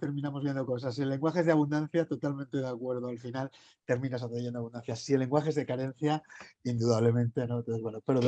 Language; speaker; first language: Spanish; native; Spanish